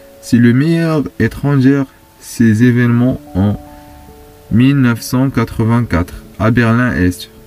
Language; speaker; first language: French; non-native, fluent; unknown